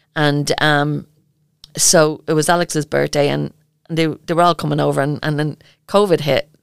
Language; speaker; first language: English; native; English